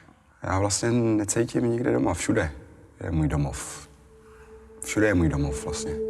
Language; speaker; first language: Czech; early bilingual, other home language; Arabic